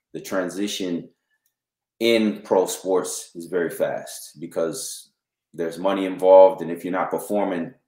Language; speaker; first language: English; native; English